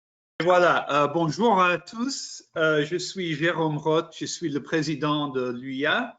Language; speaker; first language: French; non-native, fluent; English